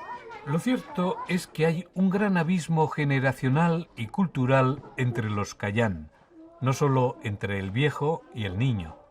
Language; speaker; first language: Spanish; native; Spanish